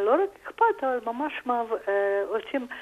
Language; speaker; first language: Hebrew; non-native, fluent; Russian